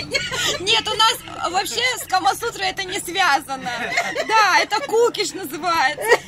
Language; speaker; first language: Russian; native; Russian